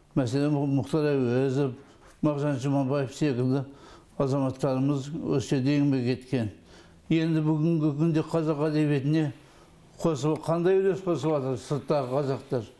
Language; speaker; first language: Kazakh; early bilingual, heritage; Kazakh